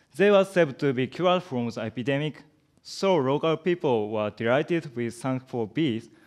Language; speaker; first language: English; non-native, learner; Japanese